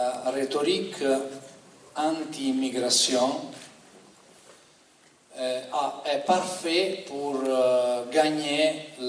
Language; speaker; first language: French; non-native, learner; Italian